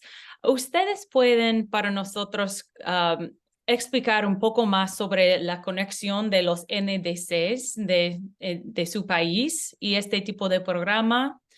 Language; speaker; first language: Spanish; non-native, learner; English